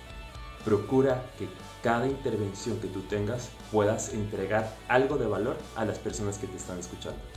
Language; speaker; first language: Spanish; native; Spanish